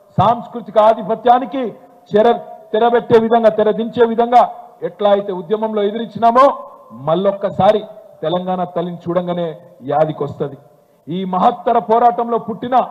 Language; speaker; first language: Telugu; native; Telugu